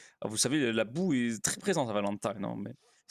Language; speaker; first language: French; native; French